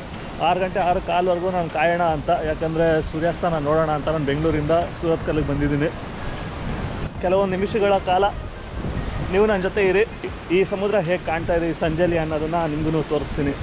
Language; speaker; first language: Kannada; native; Kannada